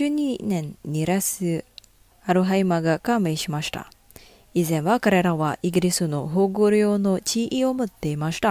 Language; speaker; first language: Japanese; non-native, fluent; Indonesian